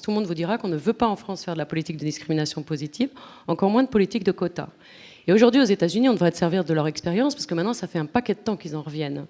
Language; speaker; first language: French; native; French